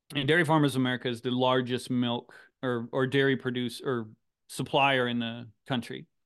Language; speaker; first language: English; native; English